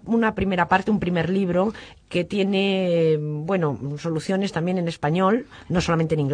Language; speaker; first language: Spanish; native; Spanish